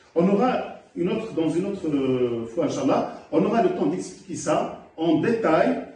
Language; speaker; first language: French; non-native, local second language; Arabic